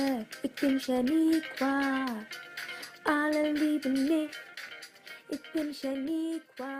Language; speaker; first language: German; non-native, learner; English